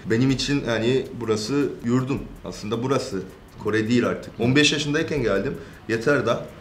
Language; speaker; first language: Turkish; non-native, fluent; Korean